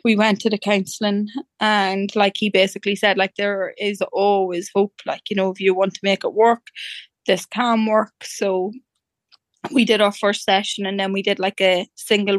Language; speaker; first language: English; native; English